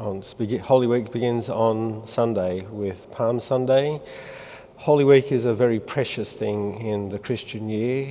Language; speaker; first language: English; native; English